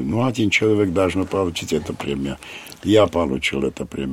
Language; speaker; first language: Russian; non-native, fluent; Armenian